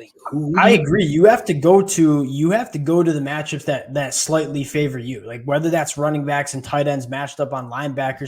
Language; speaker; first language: English; native; English